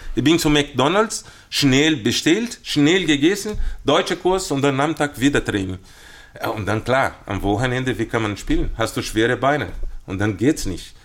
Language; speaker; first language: German; non-native, fluent; Portuguese